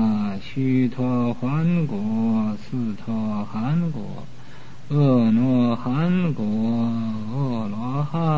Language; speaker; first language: Chinese; native; Chinese